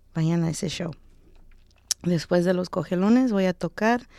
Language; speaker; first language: Spanish; early bilingual, heritage; Spanish